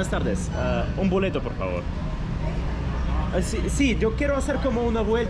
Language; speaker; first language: Spanish; non-native, fluent; Russian